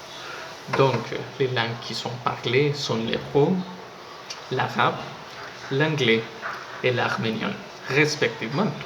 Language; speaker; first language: French; non-native, learner; Spanish